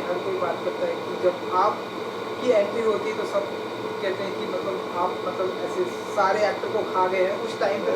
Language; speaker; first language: Hindi; native; Hindi